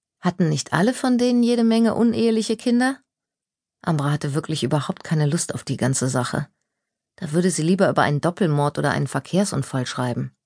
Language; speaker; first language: German; native; German